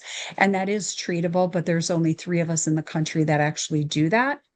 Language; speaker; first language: English; native; English